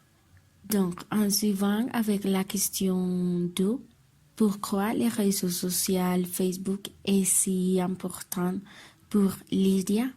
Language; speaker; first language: French; non-native, learner; Spanish